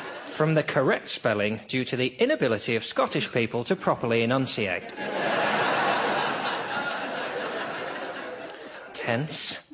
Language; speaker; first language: English; native; English